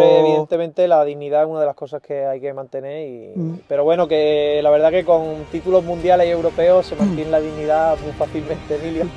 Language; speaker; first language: Spanish; native; Spanish